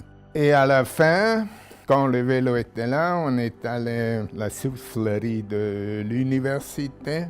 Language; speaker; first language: French; non-native, local second language; German